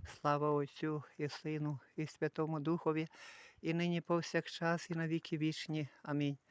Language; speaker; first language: Ukrainian; native; Ukrainian